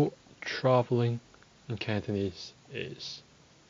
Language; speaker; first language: English; non-native, local second language; Cantonese